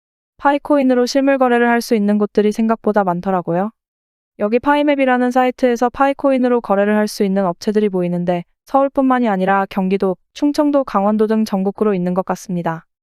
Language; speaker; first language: Korean; native; Korean